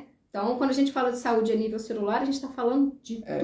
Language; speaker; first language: Portuguese; native; Portuguese